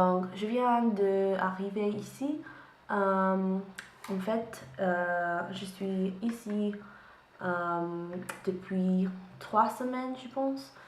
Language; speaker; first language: French; non-native, learner; English